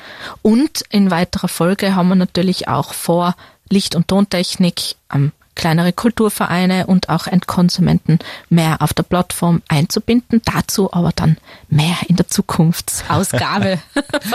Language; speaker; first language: German; native; German